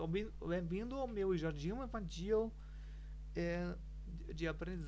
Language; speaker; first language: Spanish; non-native, learner; German